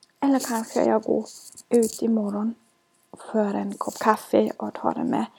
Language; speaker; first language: Swedish; non-native, fluent; German